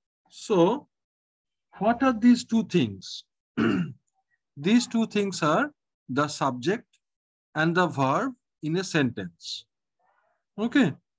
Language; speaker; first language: English; non-native, local second language; Bangla